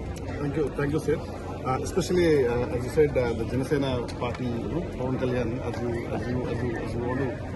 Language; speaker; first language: English; non-native, local second language; Telugu